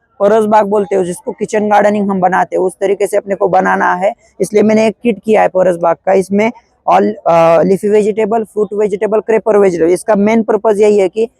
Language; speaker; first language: Hindi; non-native, local second language; Marathi